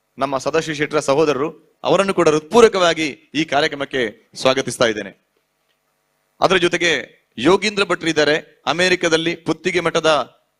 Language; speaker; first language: Kannada; non-native, local second language; Tulu